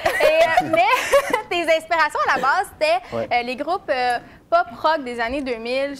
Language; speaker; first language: French; native; French